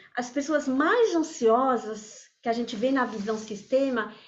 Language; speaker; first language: Portuguese; early bilingual, other home language; French